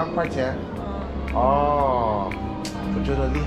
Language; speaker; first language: Chinese; non-native, learner; English